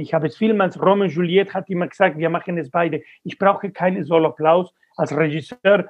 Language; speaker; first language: German; non-native, fluent; Spanish